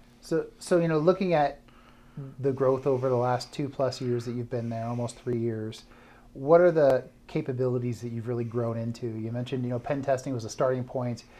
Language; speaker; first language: English; native; English